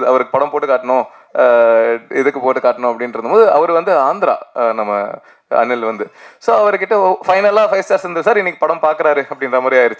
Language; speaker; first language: Tamil; native; Tamil